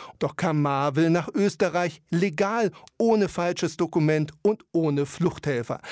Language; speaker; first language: German; native; German